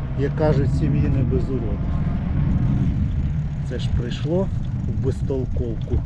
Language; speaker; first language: Ukrainian; native; Ukrainian